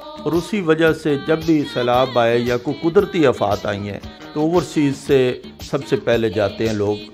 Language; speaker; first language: Urdu; non-native, local second language; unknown